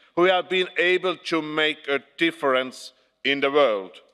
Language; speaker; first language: English; non-native, fluent; Estonian